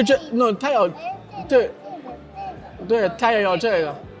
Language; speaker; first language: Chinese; non-native, learner; Haitian Creole